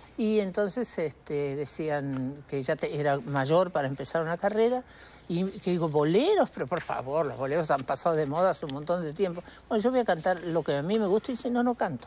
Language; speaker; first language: Spanish; native; Spanish